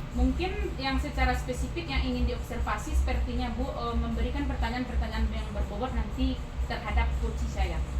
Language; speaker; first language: Indonesian; native; Indonesian